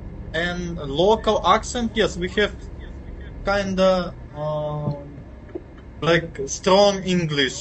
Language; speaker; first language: English; non-native, fluent; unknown